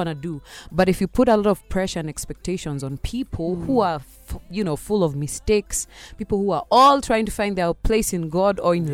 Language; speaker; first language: English; non-native, local second language; Kamba